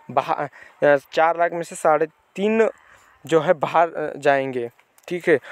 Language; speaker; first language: Hindi; non-native, local second language; Marathi